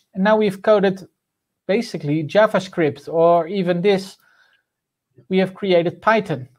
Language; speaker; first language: English; non-native, fluent; Dutch